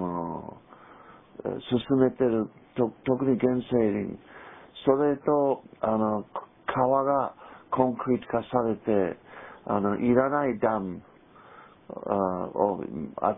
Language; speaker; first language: Japanese; non-native, fluent; English